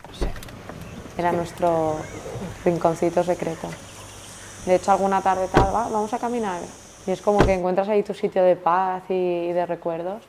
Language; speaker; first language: Spanish; native; Spanish